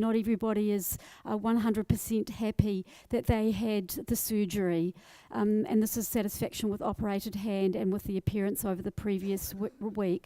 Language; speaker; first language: English; native; English